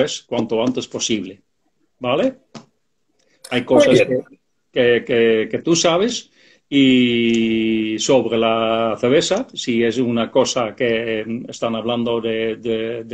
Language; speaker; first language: Spanish; non-native, fluent; Dutch